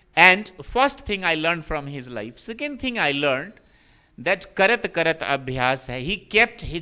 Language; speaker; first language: English; non-native, local second language; Hindi